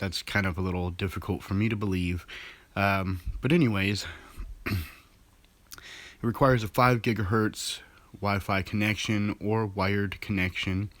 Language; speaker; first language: English; native; English